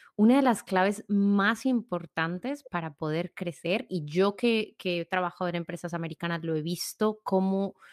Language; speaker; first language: Spanish; native; Spanish